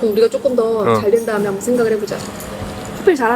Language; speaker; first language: Korean; native; Korean